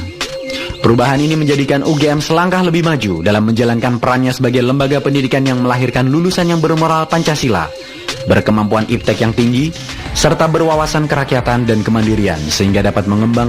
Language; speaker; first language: Indonesian; native; Indonesian